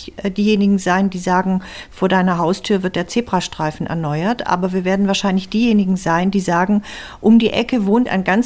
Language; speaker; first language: German; native; German